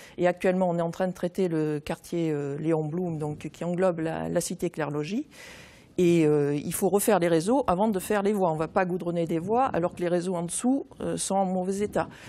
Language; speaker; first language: French; native; French